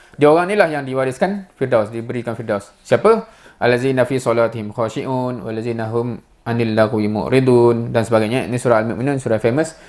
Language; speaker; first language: Malay; native; Malay